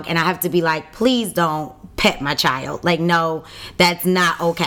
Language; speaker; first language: English; native; English